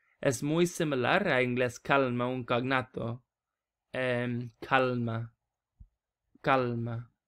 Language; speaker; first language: Spanish; non-native, learner; English